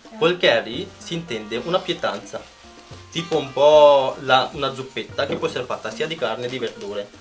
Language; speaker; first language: Italian; non-native, fluent; Punjabi